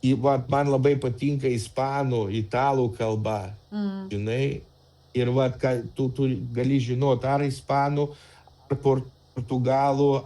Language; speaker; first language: Lithuanian; non-native, local second language; Russian